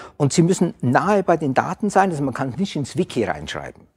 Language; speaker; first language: German; native; German